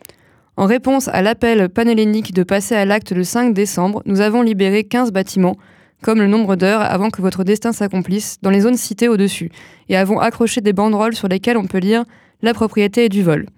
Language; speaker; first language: French; native; French